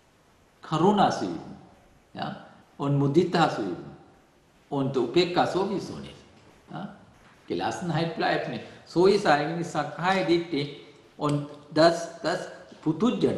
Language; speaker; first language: German; non-native, learner; Sinhala